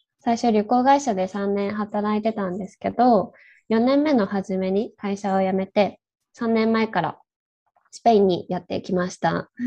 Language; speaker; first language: Japanese; native; Japanese